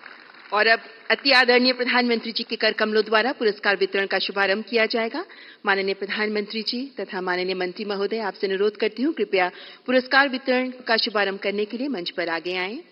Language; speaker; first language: Hindi; native; Hindi